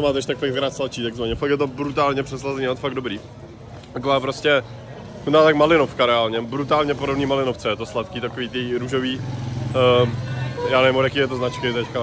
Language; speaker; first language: Czech; native; Czech